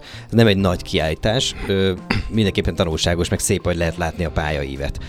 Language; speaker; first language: Hungarian; native; Hungarian